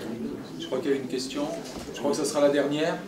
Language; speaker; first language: French; native; French